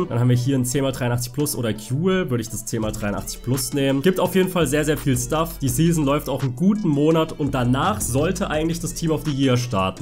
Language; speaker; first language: German; native; German